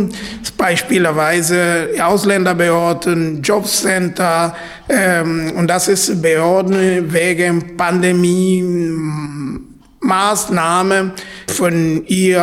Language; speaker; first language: German; non-native, fluent; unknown